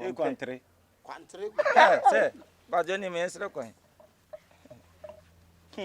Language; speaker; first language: French; non-native, learner; Ga